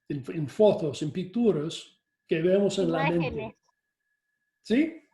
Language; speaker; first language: Spanish; non-native, fluent; English